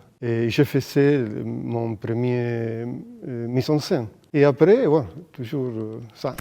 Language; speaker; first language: French; non-native, fluent; Spanish